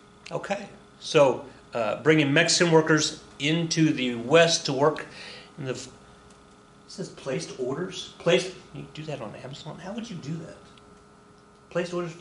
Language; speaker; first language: English; native; English